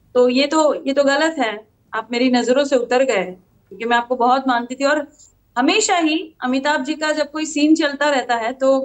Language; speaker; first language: Hindi; non-native, local second language; Gujarati